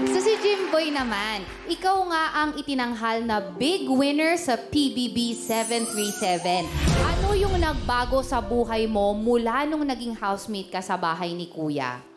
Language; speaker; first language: Filipino; native; Filipino